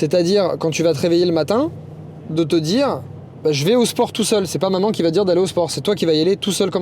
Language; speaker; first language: French; native; French